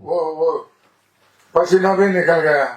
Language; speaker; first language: Hindi; non-native, learner; Nepali